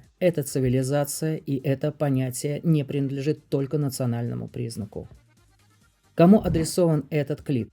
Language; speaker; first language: Russian; native; Russian